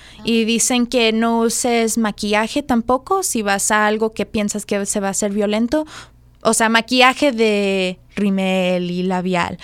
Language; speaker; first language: Spanish; early bilingual, heritage; Spanish